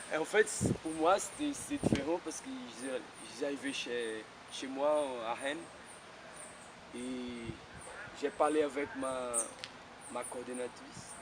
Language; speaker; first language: French; non-native, fluent; Portuguese